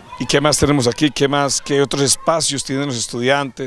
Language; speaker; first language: Spanish; native; Spanish